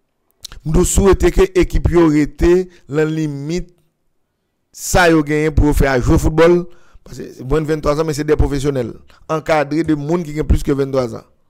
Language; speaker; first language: French; non-native, local second language; Haitian Creole